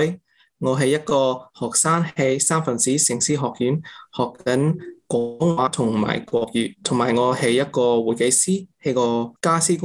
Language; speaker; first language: Cantonese; early bilingual, heritage; English